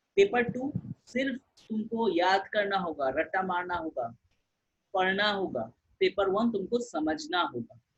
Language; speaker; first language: Hindi; non-native, local second language; Bangla